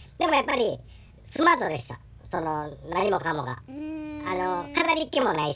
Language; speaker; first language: Japanese; native; Japanese